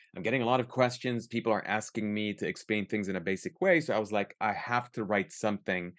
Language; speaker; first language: English; early bilingual, other home language; Arabic